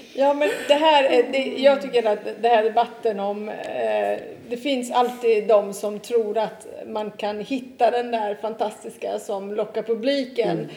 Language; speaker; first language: Swedish; non-native, fluent; Italian